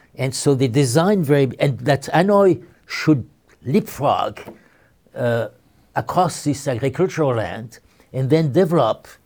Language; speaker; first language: English; non-native, fluent; French